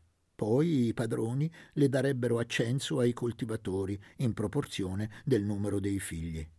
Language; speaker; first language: Italian; native; Italian